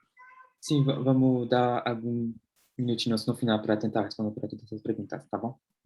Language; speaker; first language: Portuguese; non-native, fluent; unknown